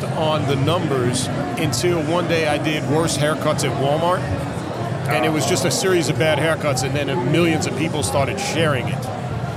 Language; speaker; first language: English; native; English